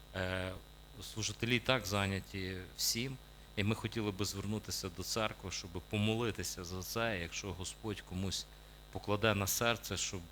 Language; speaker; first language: Ukrainian; native; Ukrainian